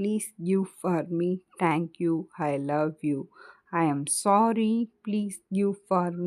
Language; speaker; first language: English; non-native, learner; Tamil